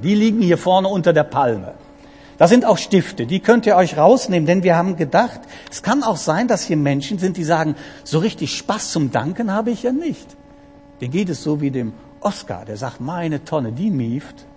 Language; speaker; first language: German; native; German